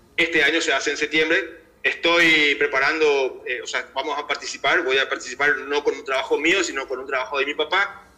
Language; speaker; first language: Spanish; native; Spanish